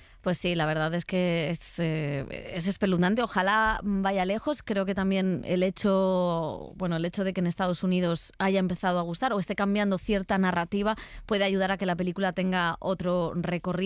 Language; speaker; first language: Spanish; native; Spanish